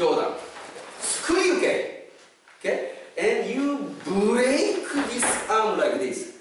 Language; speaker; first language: English; non-native, fluent; Japanese